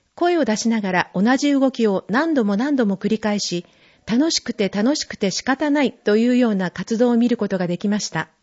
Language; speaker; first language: Japanese; native; Japanese